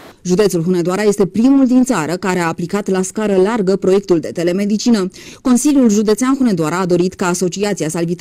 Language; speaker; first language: Romanian; native; Romanian